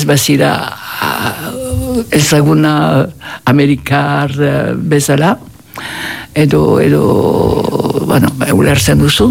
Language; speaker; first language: Basque; native; Basque